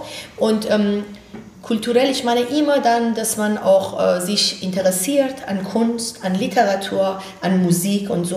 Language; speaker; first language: German; non-native, fluent; Persian